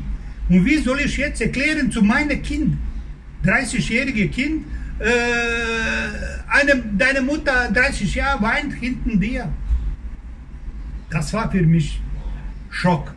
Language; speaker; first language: German; non-native, learner; Croatian